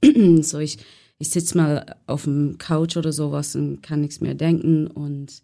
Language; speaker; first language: German; non-native, learner; English